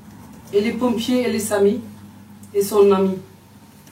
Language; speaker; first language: French; non-native, fluent; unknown